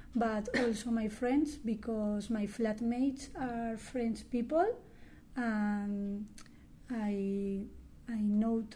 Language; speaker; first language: English; non-native, learner; Spanish